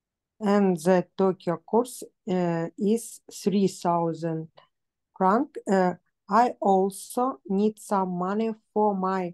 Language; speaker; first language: English; non-native, learner; Russian